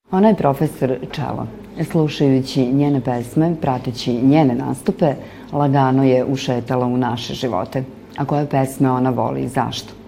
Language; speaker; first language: Serbian; native; Serbian